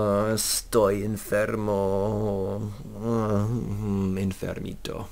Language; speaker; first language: Spanish; non-native, learner; English